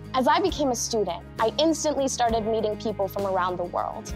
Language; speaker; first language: English; native; English